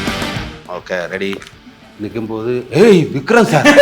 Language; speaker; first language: Tamil; non-native, learner; Malayalam